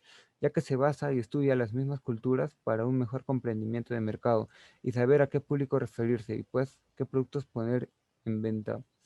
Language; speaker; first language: Spanish; native; Spanish